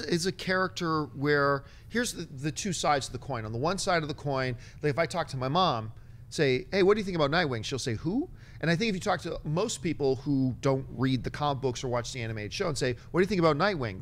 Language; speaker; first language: English; native; English